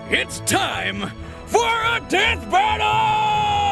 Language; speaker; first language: English; native; English